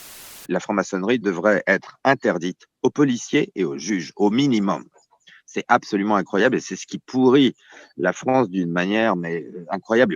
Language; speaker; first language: French; native; French